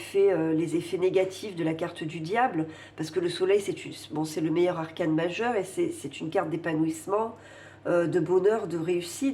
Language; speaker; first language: French; native; French